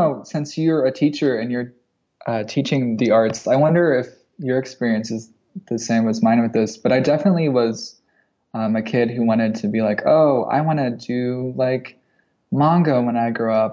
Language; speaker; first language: English; native; English